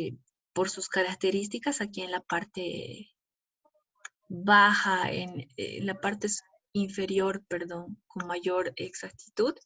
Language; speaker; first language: Spanish; native; Spanish